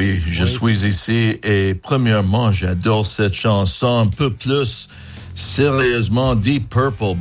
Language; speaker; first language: French; non-native, learner; English